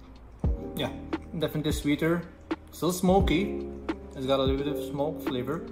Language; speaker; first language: English; non-native, local second language; Filipino